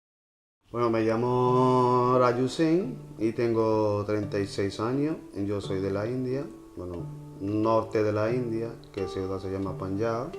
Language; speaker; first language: Spanish; non-native, learner; Punjabi